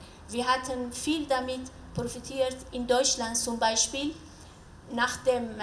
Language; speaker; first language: German; non-native, learner; Persian